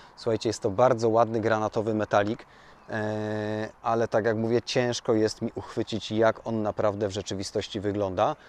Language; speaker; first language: Polish; native; Polish